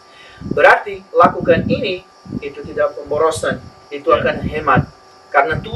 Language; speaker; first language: Indonesian; non-native, learner; Spanish